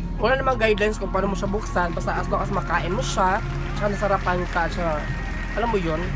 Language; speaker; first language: Filipino; non-native, local second language; Cebuano